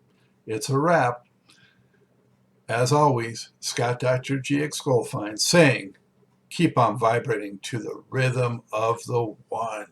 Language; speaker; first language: English; native; English